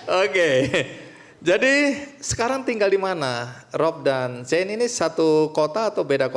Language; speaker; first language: Indonesian; native; Indonesian